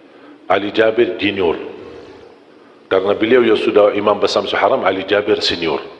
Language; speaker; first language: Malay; non-native, fluent; Arabic